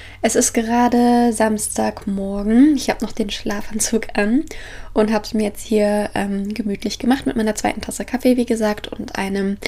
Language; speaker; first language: German; native; German